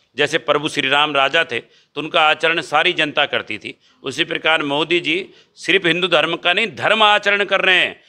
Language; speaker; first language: Hindi; native; Hindi